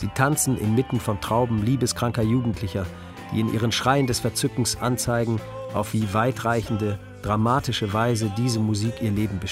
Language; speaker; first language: German; native; German